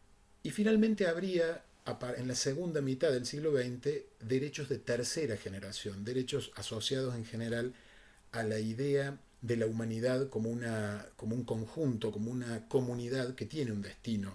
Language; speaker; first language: Spanish; native; Spanish